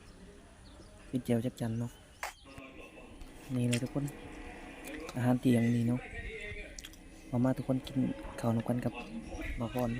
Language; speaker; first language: Thai; non-native, local second language; Northeastern Thai